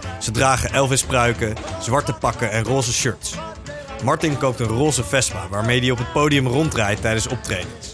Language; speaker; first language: Dutch; native; Dutch